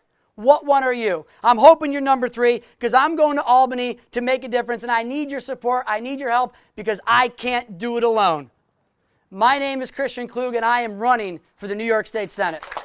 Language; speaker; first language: English; native; English